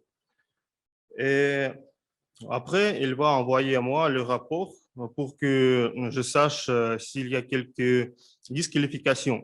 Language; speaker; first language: French; non-native, fluent; Russian